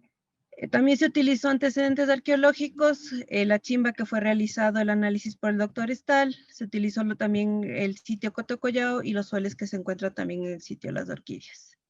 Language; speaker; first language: Spanish; native; Spanish